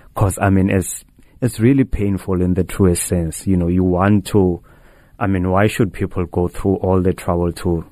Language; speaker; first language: English; non-native, local second language; Tswana